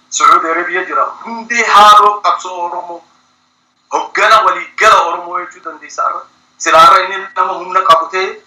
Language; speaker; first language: Oromo; early bilingual, heritage; Somali